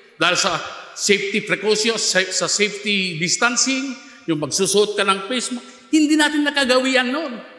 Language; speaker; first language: Filipino; non-native, local second language; Iloko